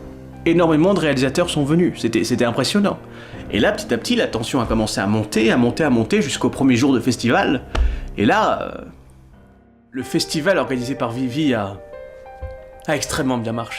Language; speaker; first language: French; native; French